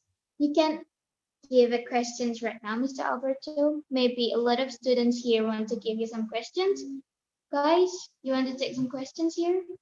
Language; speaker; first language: English; non-native, learner; Indonesian